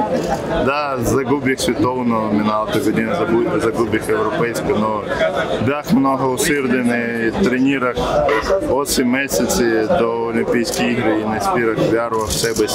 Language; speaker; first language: Bulgarian; non-native, learner; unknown